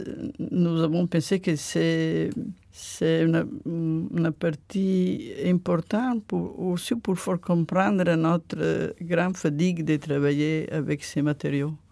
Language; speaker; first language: French; non-native, learner; Italian